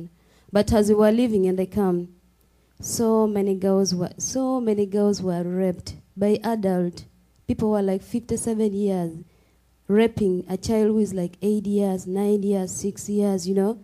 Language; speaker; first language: English; non-native, local second language; Acoli